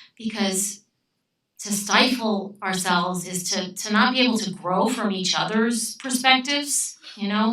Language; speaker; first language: English; early bilingual, other home language; Romanian